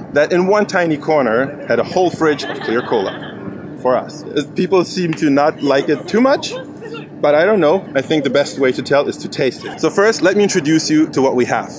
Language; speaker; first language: English; non-native, fluent; German